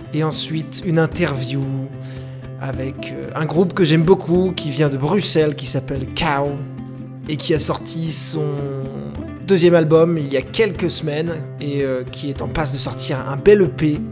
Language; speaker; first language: French; native; French